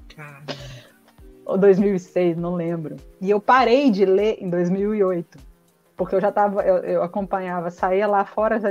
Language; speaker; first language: Portuguese; native; Portuguese